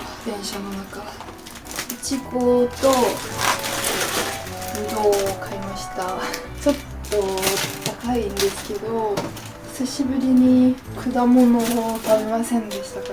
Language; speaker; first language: Japanese; non-native, learner; French